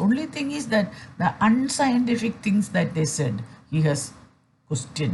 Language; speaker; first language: English; non-native, fluent; Malayalam